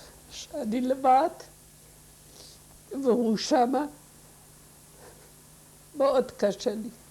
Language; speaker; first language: Hebrew; non-native, fluent; Yiddish